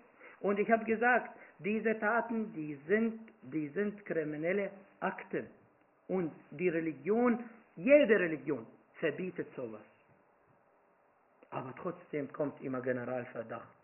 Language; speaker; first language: German; non-native, fluent; Arabic